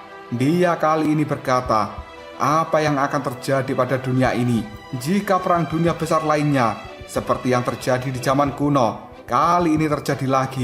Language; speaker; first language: Indonesian; native; Indonesian